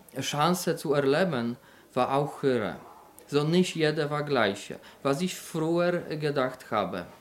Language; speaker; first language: German; non-native, learner; Polish